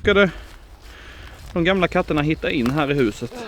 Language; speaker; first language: Swedish; native; Swedish